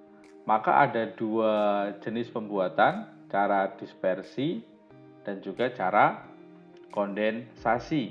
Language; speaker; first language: Indonesian; native; Indonesian